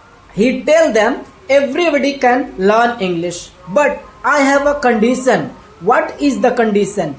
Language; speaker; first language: English; non-native, learner; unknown